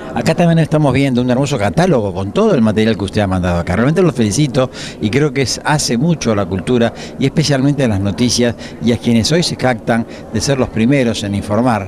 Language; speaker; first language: Spanish; native; Spanish